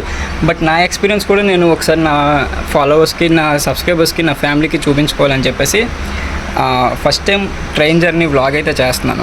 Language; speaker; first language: Telugu; native; Telugu